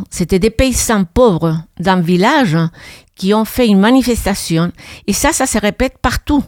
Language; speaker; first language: French; non-native, fluent; Spanish